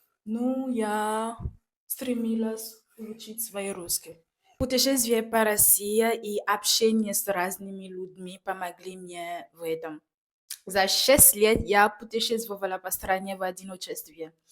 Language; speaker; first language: Russian; non-native, fluent; Fon